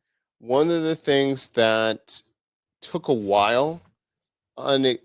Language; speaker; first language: English; native; English